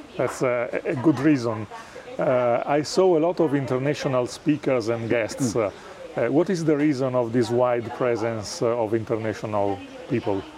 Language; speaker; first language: English; non-native, fluent; Italian